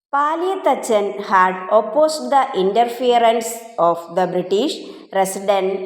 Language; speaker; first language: English; non-native, local second language; Malayalam